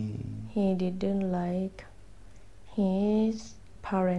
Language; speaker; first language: English; non-native, learner; Thai